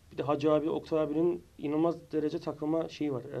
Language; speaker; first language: Turkish; native; Turkish